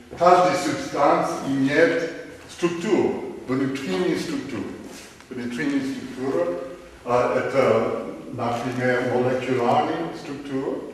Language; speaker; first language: Russian; non-native, learner; English